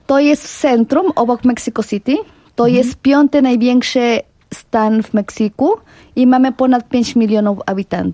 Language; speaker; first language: Polish; non-native, fluent; Spanish